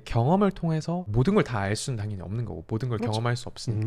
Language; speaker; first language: Korean; native; Korean